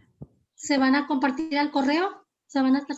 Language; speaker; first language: Spanish; native; Spanish